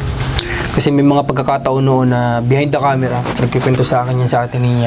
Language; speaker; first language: Filipino; native; Filipino